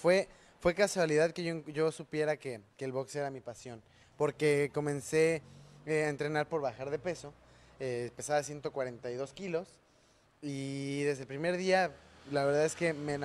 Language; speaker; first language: Spanish; native; Spanish